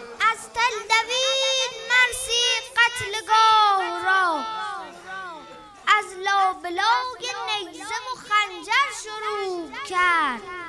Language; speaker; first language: Persian; native; Persian